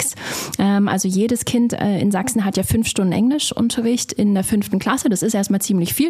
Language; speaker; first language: German; native; German